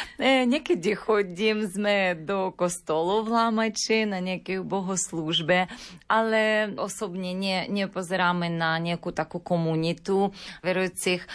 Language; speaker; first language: Slovak; non-native, learner; Ukrainian